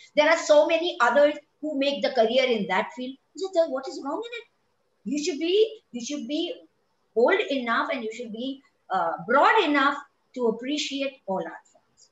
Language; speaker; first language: English; non-native, local second language; Kachhi